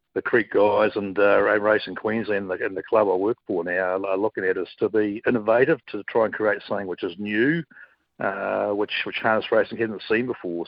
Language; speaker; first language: English; native; English